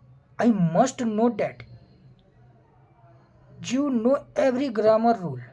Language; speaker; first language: English; non-native, fluent; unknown